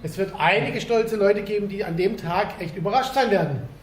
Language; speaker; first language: German; native; German